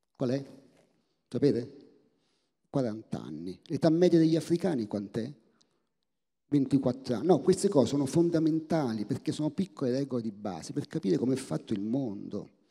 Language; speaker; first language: Italian; native; Italian